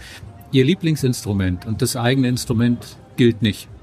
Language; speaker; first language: German; native; German